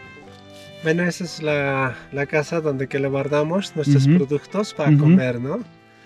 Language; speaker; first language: Spanish; non-native, local second language; Quechua